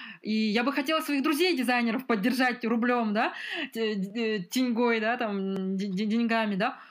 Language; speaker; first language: Russian; native; Russian